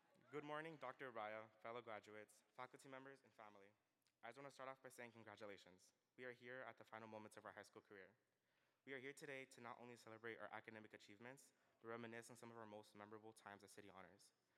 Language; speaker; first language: English; early bilingual, other home language; Spanish